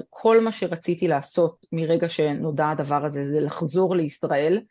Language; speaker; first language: Hebrew; native; Hebrew